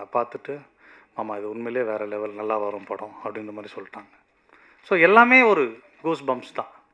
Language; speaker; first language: Tamil; native; Tamil